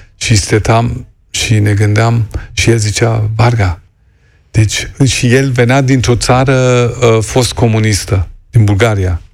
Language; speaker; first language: Romanian; non-native, fluent; German